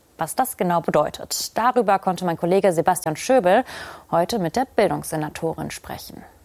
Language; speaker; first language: German; native; German